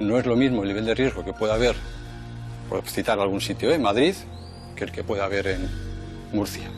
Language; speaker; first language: Spanish; native; Spanish